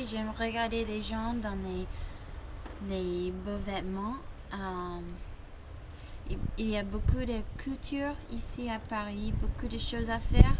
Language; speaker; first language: French; non-native, fluent; English